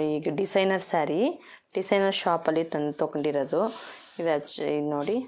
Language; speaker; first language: Kannada; non-native, local second language; Tamil